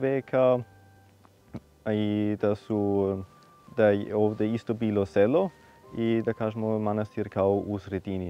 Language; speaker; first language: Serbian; non-native, fluent; German